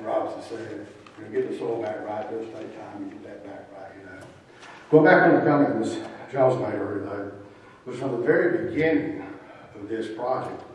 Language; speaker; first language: English; native; English